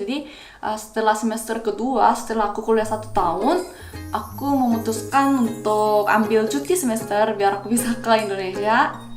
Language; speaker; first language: Indonesian; non-native, fluent; Korean